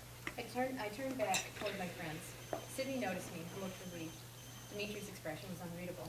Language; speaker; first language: English; native; English